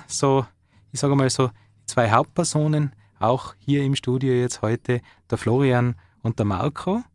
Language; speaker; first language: German; native; German